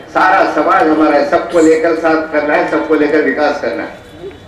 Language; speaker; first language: Hindi; non-native, local second language; Marathi